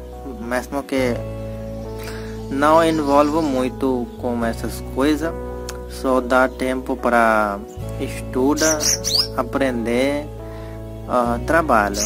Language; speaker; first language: Portuguese; non-native, learner; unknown